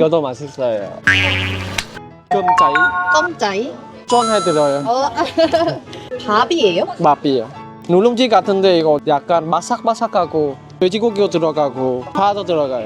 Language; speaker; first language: Korean; non-native, learner; Vietnamese